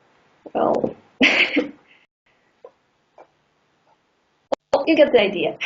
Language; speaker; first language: English; non-native, fluent; Russian